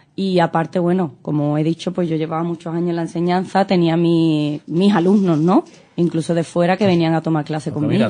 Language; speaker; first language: Spanish; native; Spanish